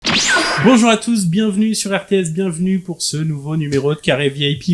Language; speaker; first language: French; native; French